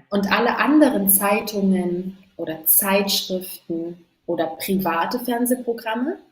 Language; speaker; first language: German; native; German